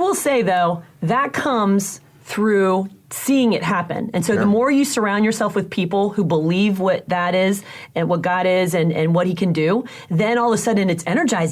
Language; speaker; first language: English; native; English